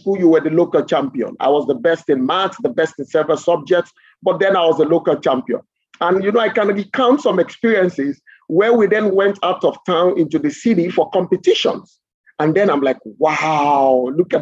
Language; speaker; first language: English; non-native, local second language; Yoruba